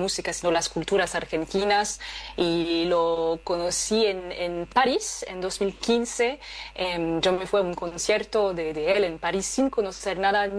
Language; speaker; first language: Spanish; non-native, fluent; French